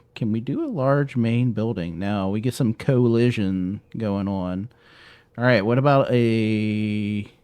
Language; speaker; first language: English; native; English